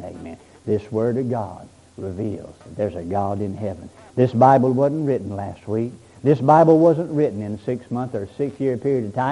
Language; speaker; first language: English; native; English